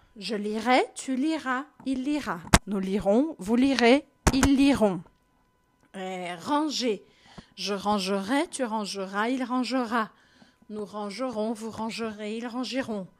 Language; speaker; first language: French; non-native, fluent; Portuguese